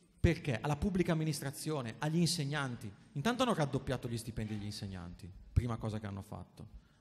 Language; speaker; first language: Italian; native; Italian